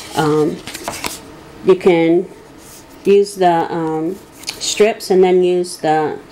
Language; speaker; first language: English; native; English